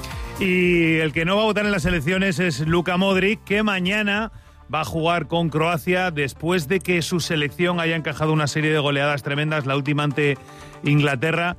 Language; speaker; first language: Spanish; native; Spanish